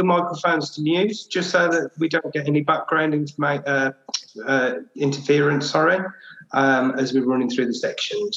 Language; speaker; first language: English; native; English